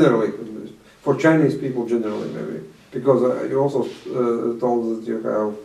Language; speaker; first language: English; non-native, fluent; Latvian